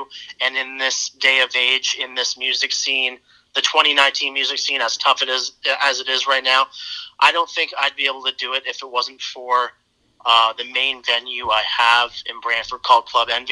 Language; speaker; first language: English; native; English